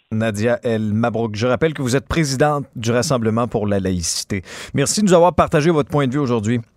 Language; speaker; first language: French; native; French